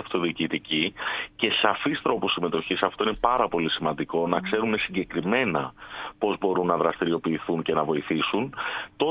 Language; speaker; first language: Greek; native; Greek